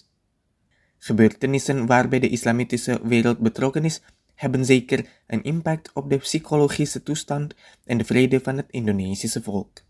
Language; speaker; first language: Dutch; non-native, fluent; Indonesian